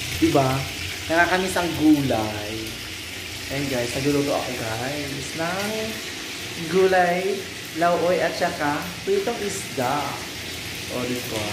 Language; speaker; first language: Filipino; non-native, local second language; Cebuano